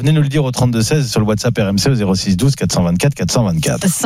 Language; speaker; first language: French; native; French